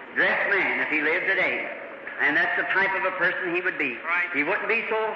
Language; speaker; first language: English; native; English